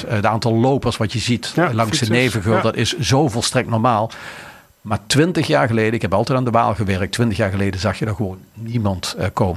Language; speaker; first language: Dutch; native; Dutch